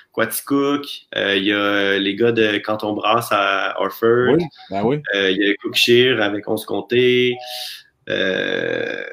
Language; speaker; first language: French; native; French